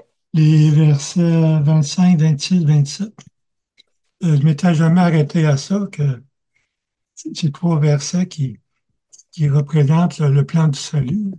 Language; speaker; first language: French; native; French